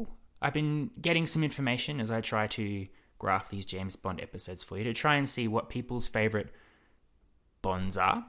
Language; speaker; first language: English; native; English